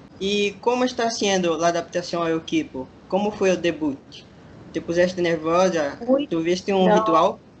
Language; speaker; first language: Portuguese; non-native, learner; Spanish